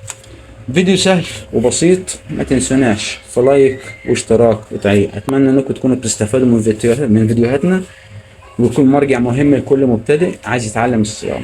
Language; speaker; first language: Arabic; native; Arabic